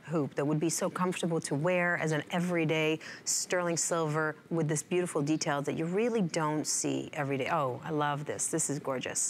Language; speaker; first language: English; non-native, fluent; Hebrew